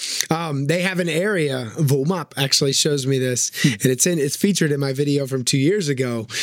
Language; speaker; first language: English; native; English